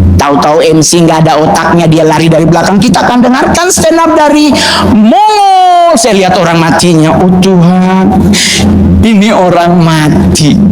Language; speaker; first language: Indonesian; native; Indonesian